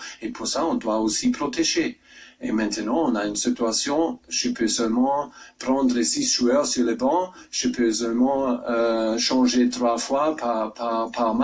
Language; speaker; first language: French; non-native, fluent; German